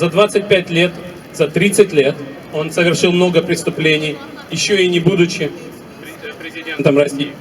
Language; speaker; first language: Russian; native; Russian